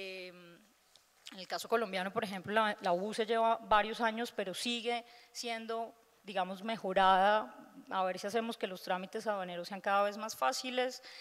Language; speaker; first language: Spanish; native; Spanish